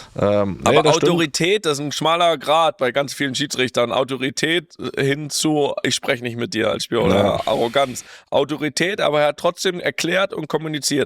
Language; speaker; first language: German; native; German